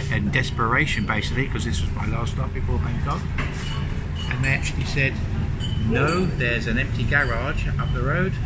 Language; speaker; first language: English; native; English